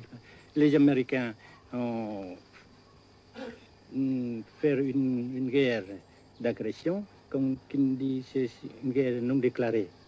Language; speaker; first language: French; non-native, local second language; Vietnamese